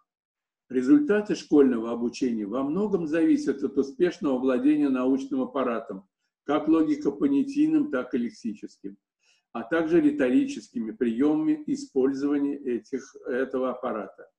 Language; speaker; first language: Russian; native; Russian